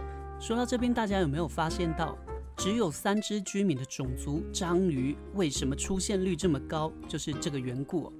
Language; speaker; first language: Chinese; native; Chinese